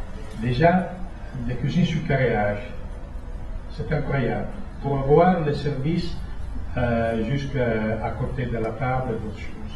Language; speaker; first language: French; non-native, fluent; Italian